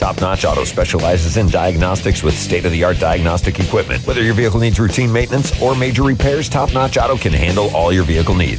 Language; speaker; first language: English; native; English